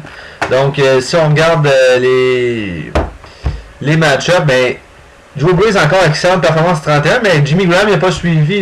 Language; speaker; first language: French; native; French